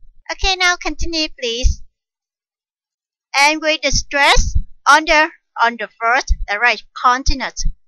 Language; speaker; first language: English; non-native, fluent; Vietnamese